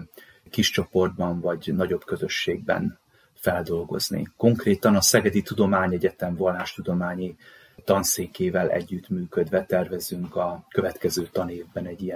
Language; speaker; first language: Hungarian; native; Hungarian